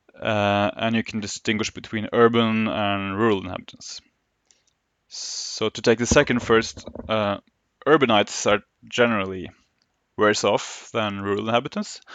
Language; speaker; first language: English; non-native, fluent; Norwegian